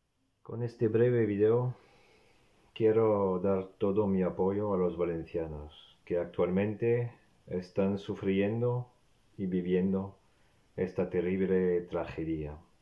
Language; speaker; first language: Spanish; non-native, fluent; French